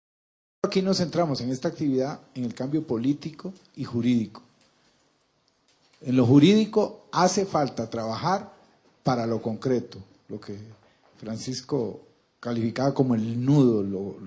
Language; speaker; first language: Spanish; native; Spanish